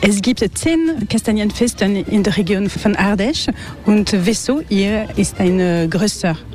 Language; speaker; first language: German; non-native, learner; French